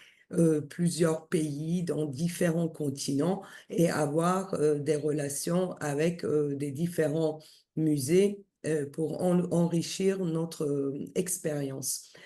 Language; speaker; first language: French; non-native, fluent; Turkish